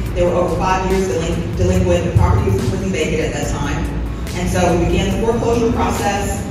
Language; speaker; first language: English; native; English